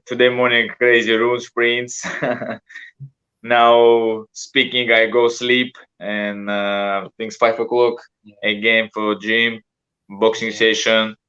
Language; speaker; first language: English; non-native, learner; Russian